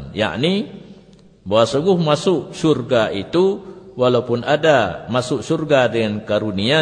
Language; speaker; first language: Indonesian; non-native, local second language; Achinese